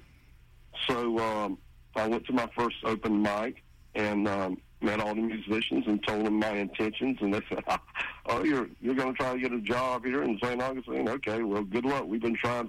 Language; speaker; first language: English; native; English